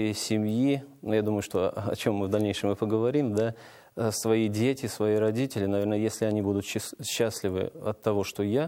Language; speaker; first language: Russian; native; Russian